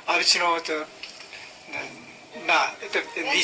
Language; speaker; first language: Russian; non-native, learner; Korean